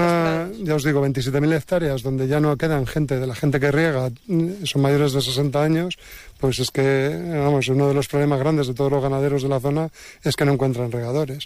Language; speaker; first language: Spanish; native; Spanish